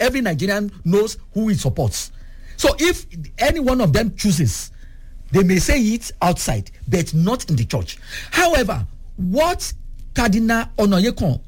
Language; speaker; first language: English; non-native, local second language; Yoruba